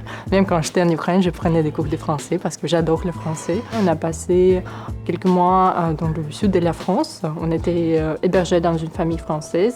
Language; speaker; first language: French; non-native, fluent; Ukrainian